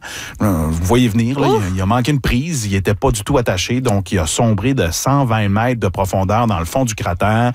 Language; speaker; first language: French; native; French